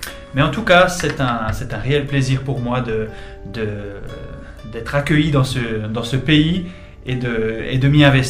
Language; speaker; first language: French; native; French